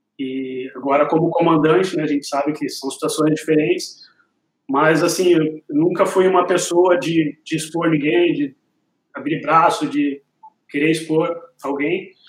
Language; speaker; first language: Portuguese; native; Portuguese